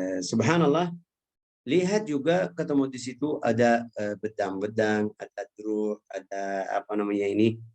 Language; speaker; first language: Indonesian; non-native, fluent; Arabic